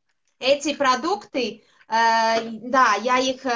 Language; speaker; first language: Russian; non-native, local second language; Latvian